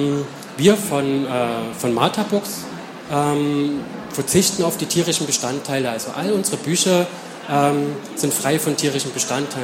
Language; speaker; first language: German; native; German